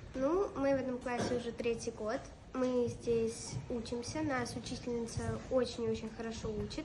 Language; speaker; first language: Russian; non-native, local second language; Uzbek